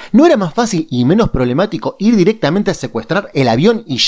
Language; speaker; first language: Spanish; native; Spanish